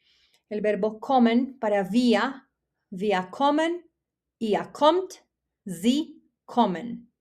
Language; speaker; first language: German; non-native, fluent; Spanish